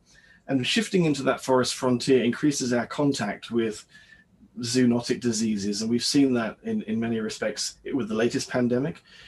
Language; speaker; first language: English; native; English